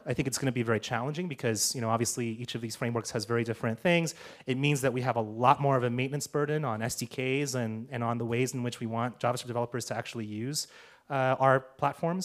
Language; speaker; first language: English; native; English